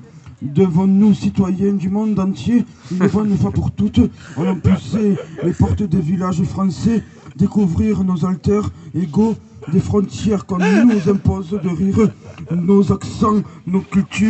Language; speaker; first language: French; native; French